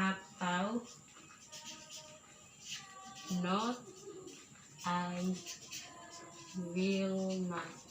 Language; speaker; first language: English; non-native, learner; Indonesian